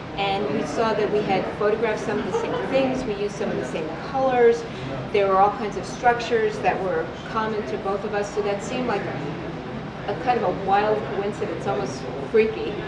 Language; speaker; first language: English; native; English